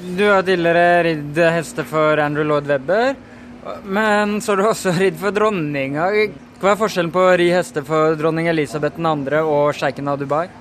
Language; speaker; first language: Norwegian; native; Norwegian